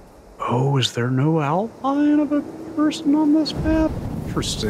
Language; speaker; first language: English; native; English